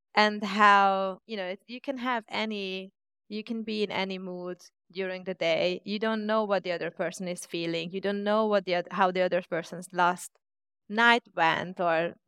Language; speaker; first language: English; non-native, fluent; Hungarian